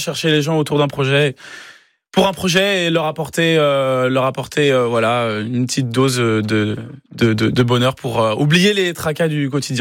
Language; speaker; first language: French; native; French